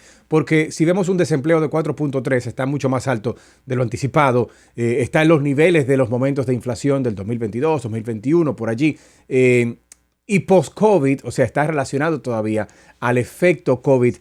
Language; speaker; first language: Spanish; native; Spanish